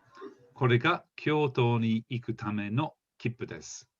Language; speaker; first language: Japanese; non-native, fluent; English